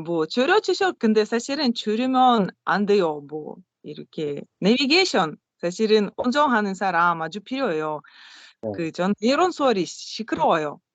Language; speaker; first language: Korean; non-native, learner; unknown